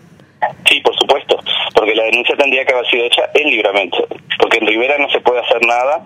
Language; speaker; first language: Spanish; native; Spanish